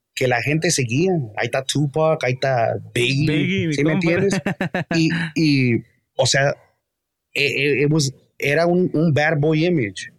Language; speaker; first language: Spanish; early bilingual, heritage; Spanish